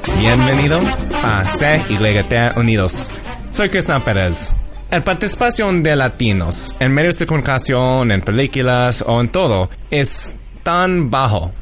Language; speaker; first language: Spanish; early bilingual, heritage; English